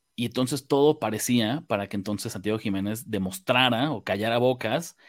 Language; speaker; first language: Spanish; native; Spanish